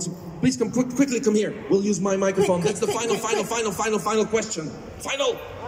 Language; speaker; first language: English; non-native, fluent; Dutch